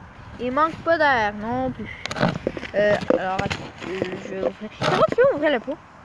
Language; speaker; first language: French; native; French